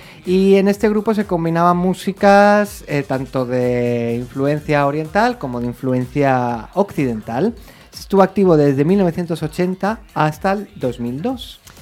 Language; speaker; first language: Spanish; native; Spanish